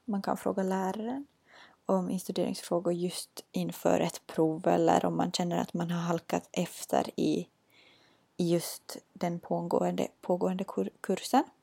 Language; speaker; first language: Swedish; native; Swedish